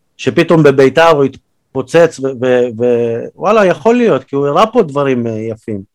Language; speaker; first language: Hebrew; early bilingual, other home language; Russian